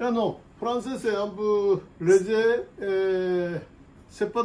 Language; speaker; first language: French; non-native, learner; Japanese